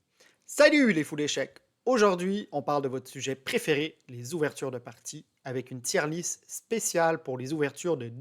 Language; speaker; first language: French; native; French